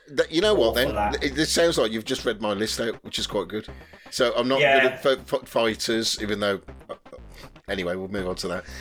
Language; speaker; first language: English; native; English